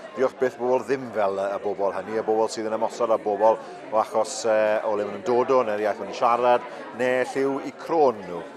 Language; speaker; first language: Welsh; native; Welsh